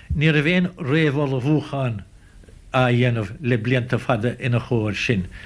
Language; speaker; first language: Irish; native; Irish